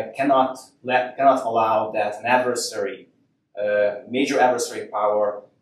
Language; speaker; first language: English; non-native, fluent; Hungarian